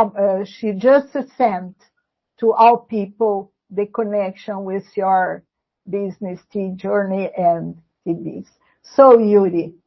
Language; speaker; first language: English; non-native, learner; Portuguese